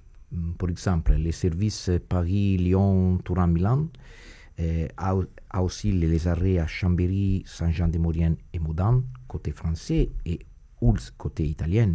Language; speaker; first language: French; non-native, fluent; Italian